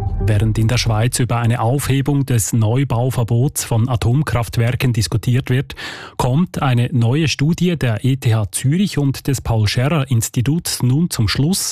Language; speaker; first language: German; native; German